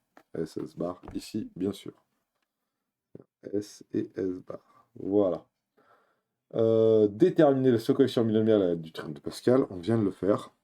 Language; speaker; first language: French; native; French